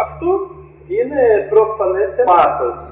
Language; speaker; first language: Greek; non-native, fluent; Portuguese